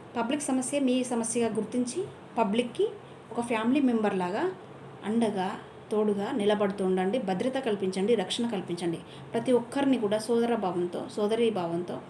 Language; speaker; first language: Telugu; native; Telugu